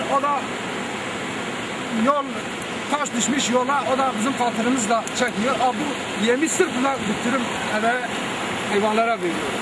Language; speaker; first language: Turkish; non-native, local second language; Kurdish